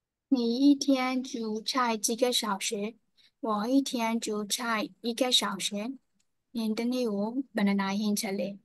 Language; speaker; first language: Chinese; non-native, learner; Burmese